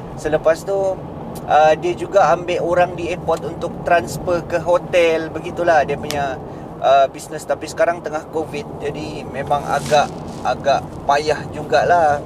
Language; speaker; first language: Malay; native; Malay